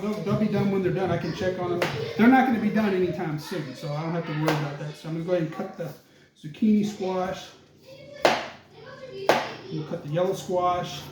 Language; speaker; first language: English; native; English